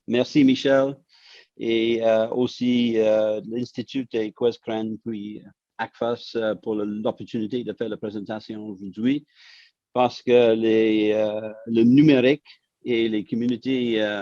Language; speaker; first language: French; non-native, local second language; English